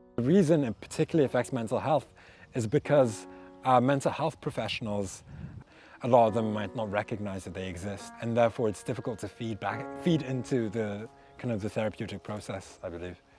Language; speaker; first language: English; native; English